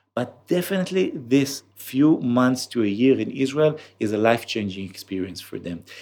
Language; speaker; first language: English; non-native, fluent; Hebrew